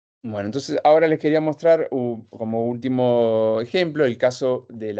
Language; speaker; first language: Spanish; native; Spanish